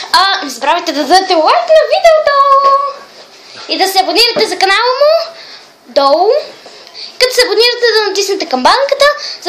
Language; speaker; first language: Bulgarian; early bilingual, heritage; Bulgarian